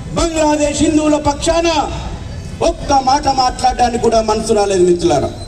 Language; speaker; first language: Telugu; native; Telugu